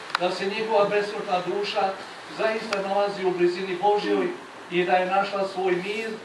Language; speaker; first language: Croatian; native; Croatian